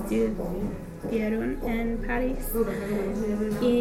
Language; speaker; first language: Spanish; non-native, learner; English